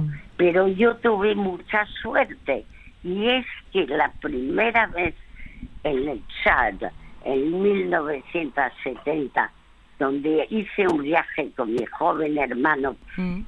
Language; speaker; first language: Spanish; early bilingual, other home language; French